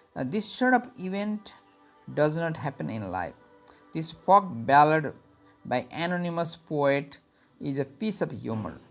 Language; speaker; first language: English; non-native, local second language; Nepali